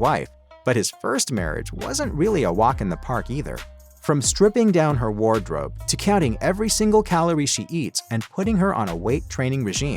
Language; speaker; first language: English; native; English